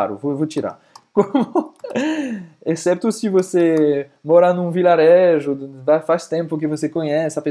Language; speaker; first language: Portuguese; non-native, fluent; French